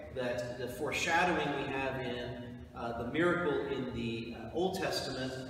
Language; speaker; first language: English; native; English